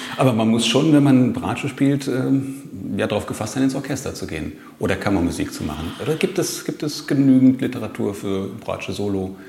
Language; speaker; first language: German; native; German